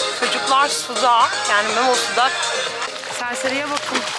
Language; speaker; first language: Turkish; native; Turkish